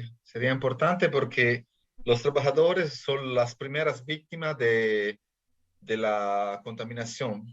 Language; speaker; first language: Spanish; non-native, fluent; Italian